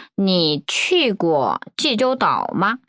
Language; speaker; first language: Chinese; non-native, fluent; Korean